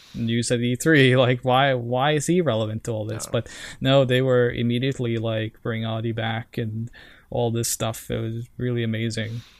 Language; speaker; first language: English; non-native, fluent; Norwegian